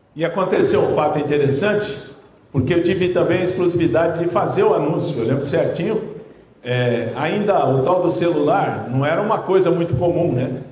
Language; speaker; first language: Portuguese; native; Portuguese